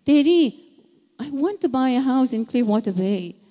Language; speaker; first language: English; non-native, local second language; Filipino